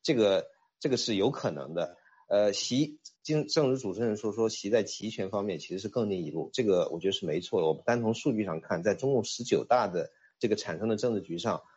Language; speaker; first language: Chinese; native; Chinese